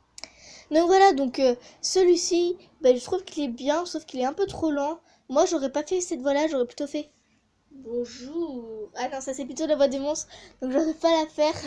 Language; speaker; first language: French; native; French